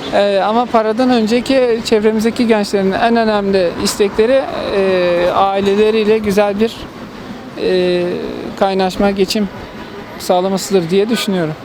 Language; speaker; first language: Turkish; native; Turkish